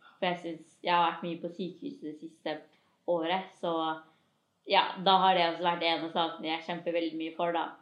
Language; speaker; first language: Norwegian; early bilingual, other home language; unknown